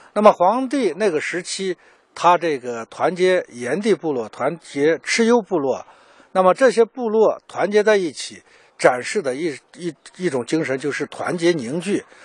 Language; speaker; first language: Chinese; native; Chinese